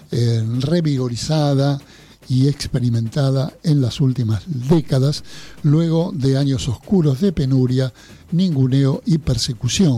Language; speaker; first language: Spanish; native; Spanish